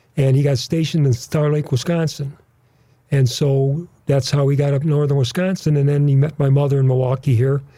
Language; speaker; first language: English; native; English